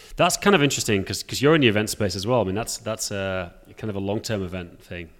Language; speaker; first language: English; native; English